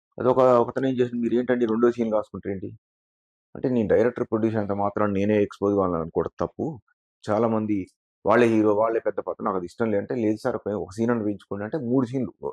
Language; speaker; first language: Telugu; non-native, local second language; Lambadi